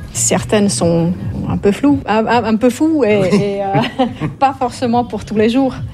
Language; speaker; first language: French; non-native, fluent; Finnish